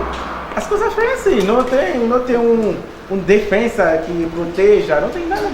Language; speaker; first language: Portuguese; non-native, learner; Haitian Creole